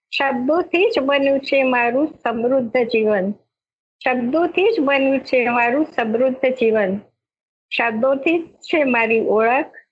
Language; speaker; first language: Gujarati; native; Gujarati